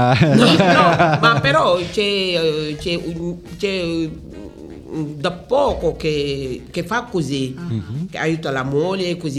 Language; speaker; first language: Italian; non-native, learner; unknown